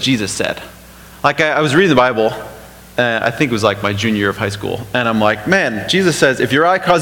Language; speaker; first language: English; native; English